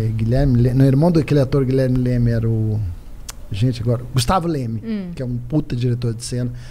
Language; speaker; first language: Portuguese; native; Portuguese